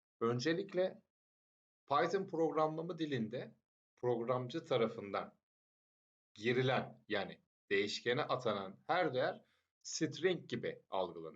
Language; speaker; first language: Turkish; native; Turkish